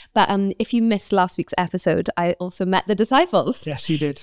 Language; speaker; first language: English; native; English